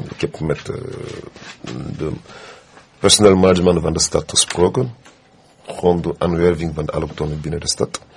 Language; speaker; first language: Dutch; non-native, fluent; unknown